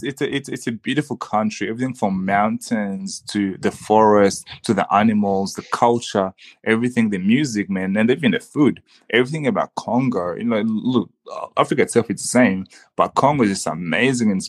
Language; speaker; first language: English; early bilingual, other home language; Swahili